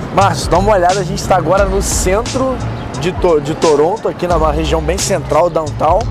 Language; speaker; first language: Portuguese; native; Portuguese